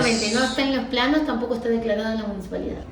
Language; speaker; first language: Spanish; native; Spanish